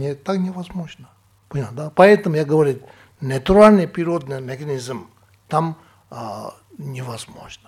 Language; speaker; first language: Russian; non-native, fluent; Tibetan